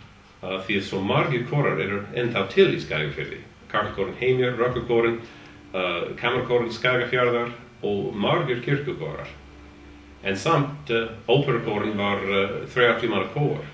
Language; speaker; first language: Icelandic; non-native, learner; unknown